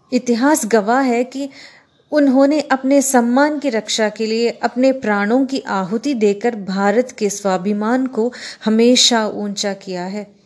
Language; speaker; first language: Hindi; non-native, local second language; Kannada